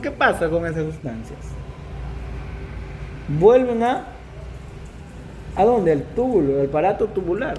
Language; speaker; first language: Spanish; native; Spanish